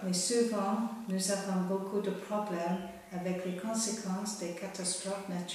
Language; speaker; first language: French; non-native, fluent; Bangla